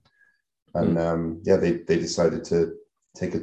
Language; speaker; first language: English; native; English